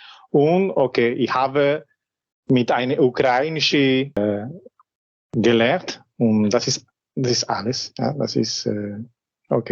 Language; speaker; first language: German; non-native, learner; Spanish